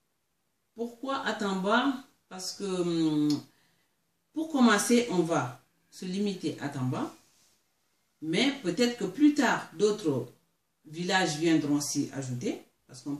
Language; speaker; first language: French; non-native, local second language; Mandingo